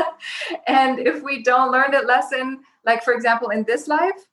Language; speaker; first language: English; non-native, fluent; German